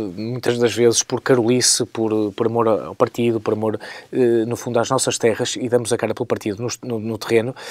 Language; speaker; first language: Portuguese; native; Portuguese